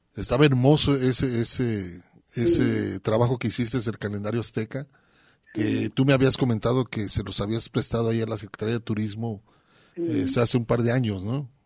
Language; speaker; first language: Spanish; native; Spanish